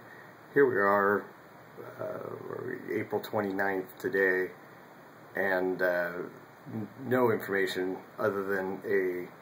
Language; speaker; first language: English; native; English